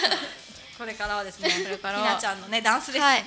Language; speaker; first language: Japanese; native; Japanese